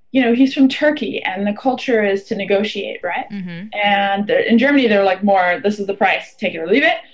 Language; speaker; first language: English; non-native, fluent; German